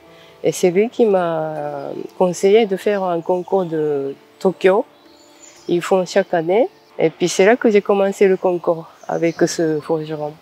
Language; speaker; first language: French; non-native, fluent; Japanese